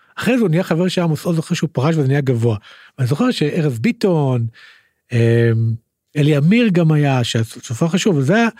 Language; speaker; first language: Hebrew; native; Hebrew